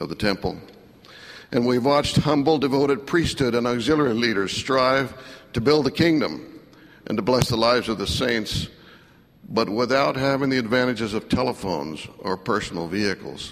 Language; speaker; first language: English; native; English